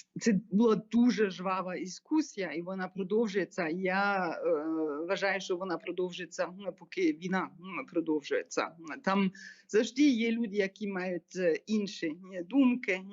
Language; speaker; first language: Ukrainian; non-native, fluent; German